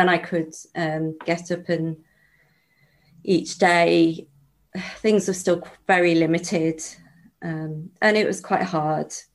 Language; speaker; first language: English; native; English